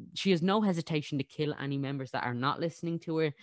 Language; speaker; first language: English; native; English